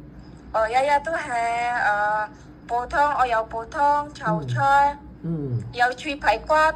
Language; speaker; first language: Cantonese; non-native, learner; Indonesian